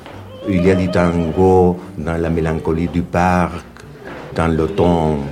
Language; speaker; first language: French; non-native, fluent; Spanish